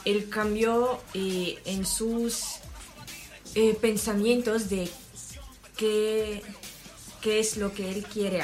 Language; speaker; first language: Spanish; non-native, learner; Ukrainian